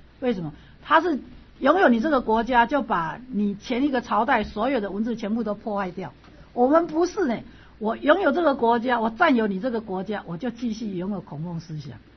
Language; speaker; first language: Chinese; native; Chinese